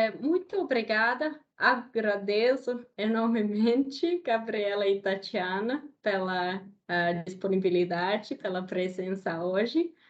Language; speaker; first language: Portuguese; non-native, fluent; Finnish